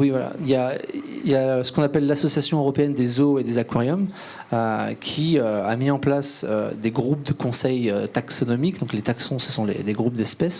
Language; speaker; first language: French; native; French